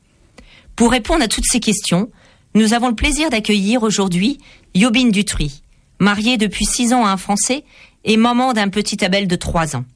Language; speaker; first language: French; native; French